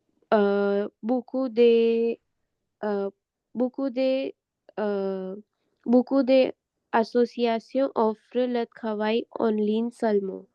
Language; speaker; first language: French; non-native, learner; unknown